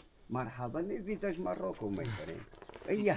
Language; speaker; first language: French; non-native, learner; Arabic